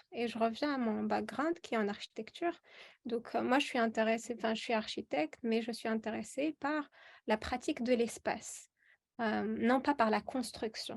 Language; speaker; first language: French; non-native, local second language; Arabic